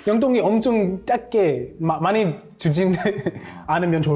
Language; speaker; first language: Korean; non-native, fluent; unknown